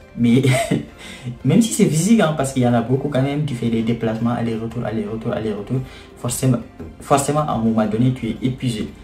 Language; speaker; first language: French; non-native, local second language; Wolof